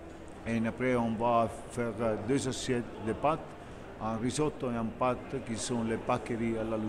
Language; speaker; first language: French; non-native, fluent; Italian